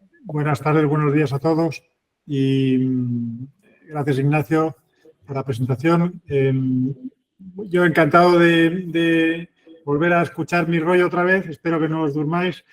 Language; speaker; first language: Spanish; native; Spanish